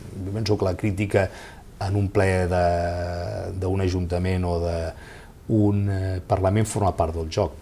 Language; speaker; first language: Catalan; native; Catalan